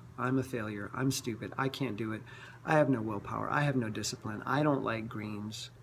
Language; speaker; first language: English; native; English